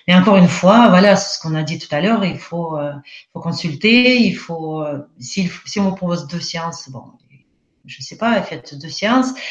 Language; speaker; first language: French; non-native, fluent; Russian